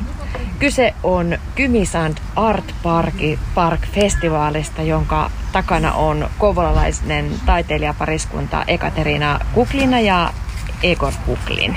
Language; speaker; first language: Finnish; native; Finnish